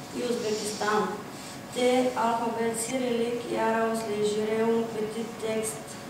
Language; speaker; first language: Catalan; non-native, learner; Bulgarian